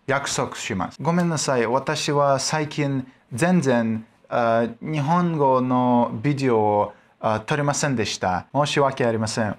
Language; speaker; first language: Japanese; non-native, learner; Russian